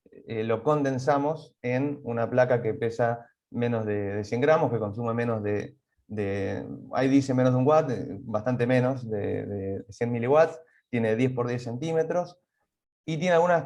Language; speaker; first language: Spanish; native; Spanish